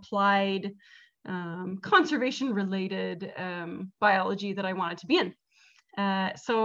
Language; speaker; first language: English; native; English